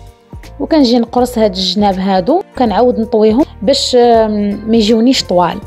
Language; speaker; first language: Arabic; native; Arabic